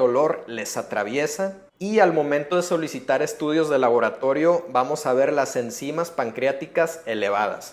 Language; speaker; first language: Spanish; native; Spanish